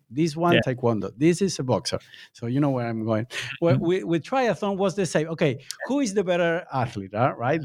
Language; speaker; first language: English; non-native, fluent; Spanish